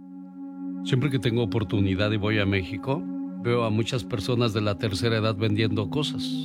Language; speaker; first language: Spanish; native; Spanish